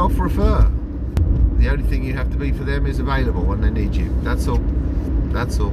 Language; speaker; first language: English; native; English